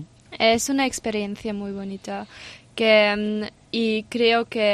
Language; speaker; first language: Spanish; non-native, learner; German